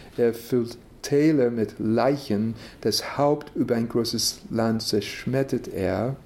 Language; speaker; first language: German; non-native, fluent; English